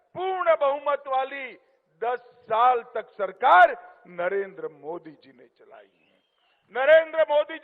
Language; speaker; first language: Hindi; non-native, local second language; Gujarati